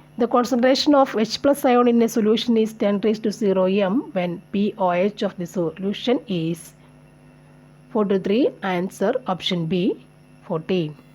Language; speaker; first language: English; non-native, local second language; Malayalam